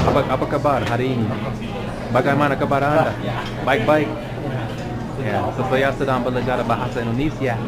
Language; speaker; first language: Indonesian; non-native, learner; English